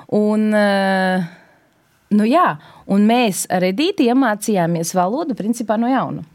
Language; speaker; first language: Latvian; native; Latvian